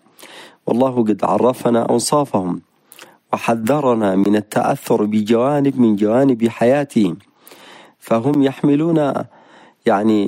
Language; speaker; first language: Arabic; native; Arabic